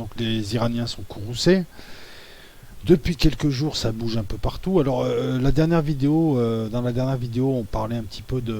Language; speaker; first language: French; native; French